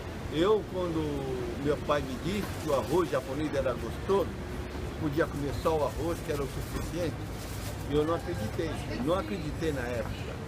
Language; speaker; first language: Portuguese; early bilingual, other home language; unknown